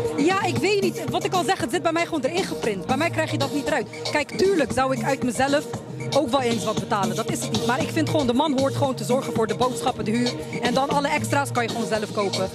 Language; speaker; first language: Dutch; early bilingual, other home language; Albanian